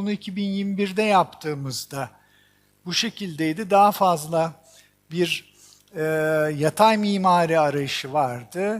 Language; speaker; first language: Turkish; native; Turkish